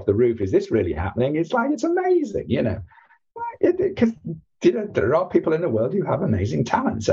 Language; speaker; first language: English; native; English